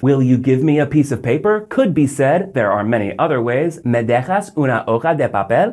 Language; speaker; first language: English; native; English